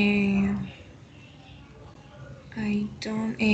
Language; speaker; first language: English; non-native, learner; Spanish